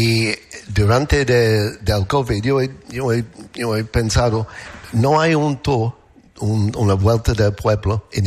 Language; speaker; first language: Spanish; non-native, learner; English